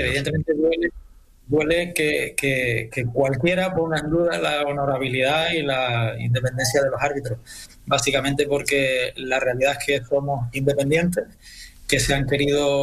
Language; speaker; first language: Spanish; native; Spanish